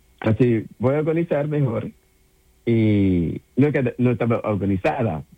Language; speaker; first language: Spanish; non-native, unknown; English